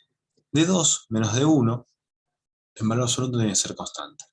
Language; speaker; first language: Spanish; native; Spanish